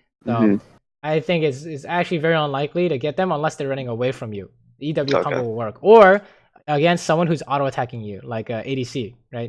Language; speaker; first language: English; native; English